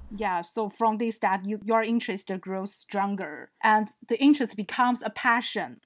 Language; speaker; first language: English; non-native, fluent; Chinese